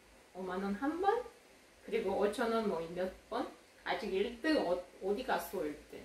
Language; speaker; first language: Korean; non-native, learner; Russian